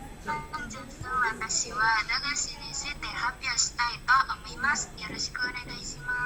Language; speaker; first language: Japanese; non-native, learner; Indonesian